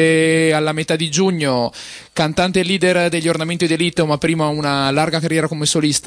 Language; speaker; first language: Italian; native; Italian